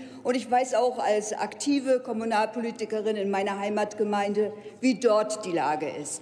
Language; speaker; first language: German; native; German